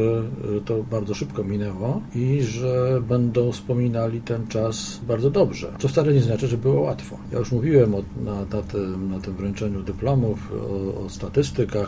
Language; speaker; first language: Polish; native; Polish